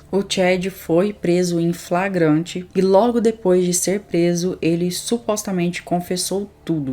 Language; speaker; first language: Portuguese; native; Portuguese